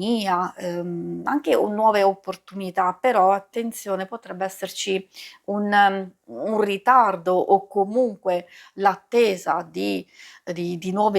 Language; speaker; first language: Italian; native; Italian